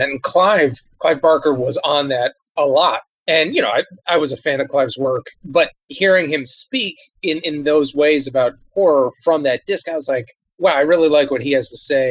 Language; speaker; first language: English; native; English